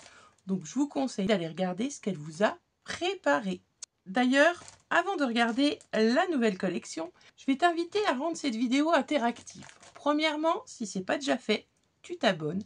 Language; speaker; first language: French; native; French